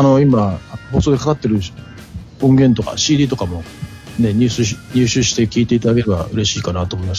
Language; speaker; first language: Japanese; native; Japanese